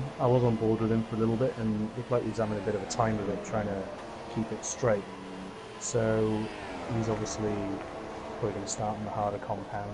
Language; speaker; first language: English; native; English